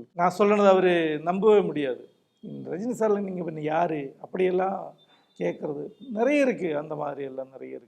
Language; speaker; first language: Tamil; non-native, local second language; Malayalam